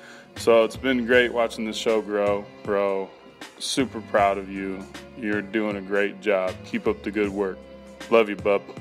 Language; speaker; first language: English; native; English